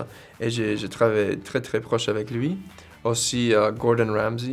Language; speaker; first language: French; non-native, fluent; English